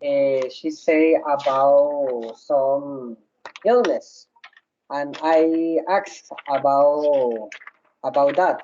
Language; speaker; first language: English; non-native, learner; Spanish